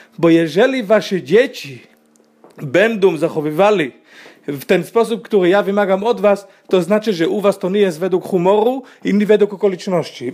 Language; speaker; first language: Polish; non-native, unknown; Hebrew